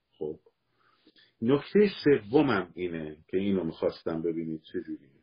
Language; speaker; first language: Persian; native; Persian